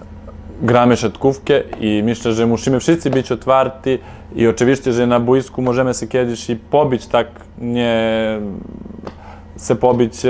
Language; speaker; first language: Polish; non-native, fluent; Serbian